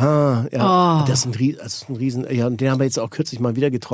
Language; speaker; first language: German; native; German